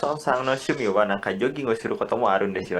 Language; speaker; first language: Japanese; non-native, learner; Indonesian